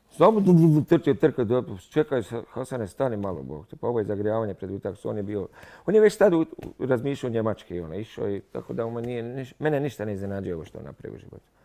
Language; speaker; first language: Croatian; native; Croatian